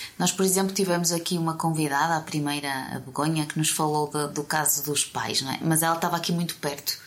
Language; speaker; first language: Portuguese; native; Portuguese